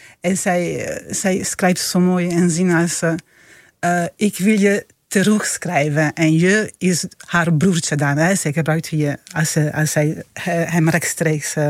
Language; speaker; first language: Dutch; non-native, fluent; Italian